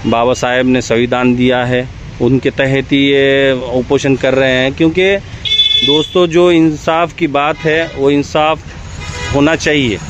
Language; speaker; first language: Hindi; non-native, local second language; Marathi